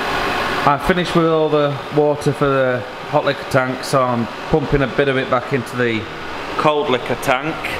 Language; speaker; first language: English; native; English